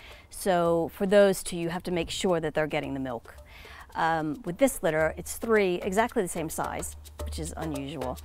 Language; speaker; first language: English; native; English